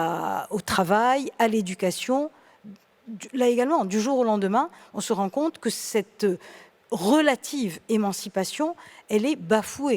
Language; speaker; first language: French; native; French